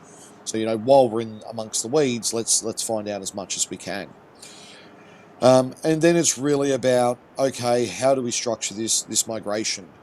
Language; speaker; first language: English; native; English